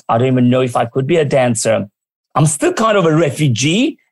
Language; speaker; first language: English; early bilingual, other home language; Armenian